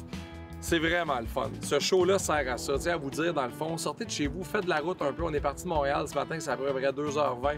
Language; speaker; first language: French; native; French